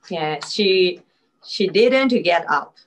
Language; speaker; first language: English; non-native, learner; Japanese